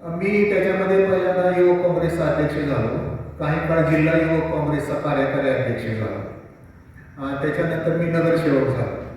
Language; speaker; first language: Marathi; native; Marathi